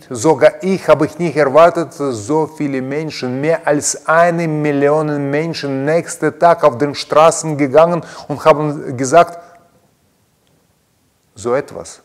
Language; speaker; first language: German; non-native, learner; Russian